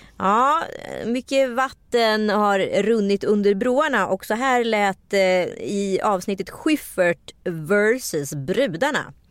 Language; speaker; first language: Swedish; native; Swedish